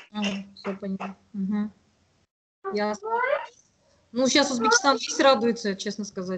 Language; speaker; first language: Russian; native; Russian